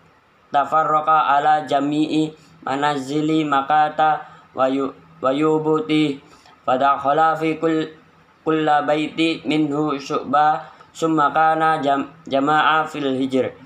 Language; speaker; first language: Arabic; non-native, learner; Indonesian